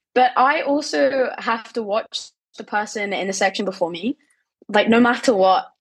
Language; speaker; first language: English; native; English